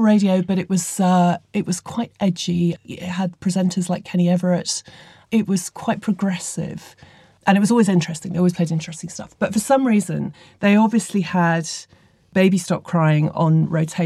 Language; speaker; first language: English; native; English